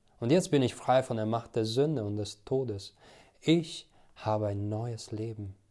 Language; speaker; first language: German; non-native, fluent; Albanian